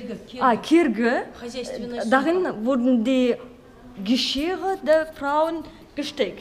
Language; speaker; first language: German; non-native, learner; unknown